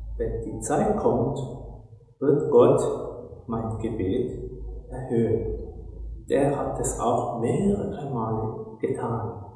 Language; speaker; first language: German; non-native, fluent; Turkish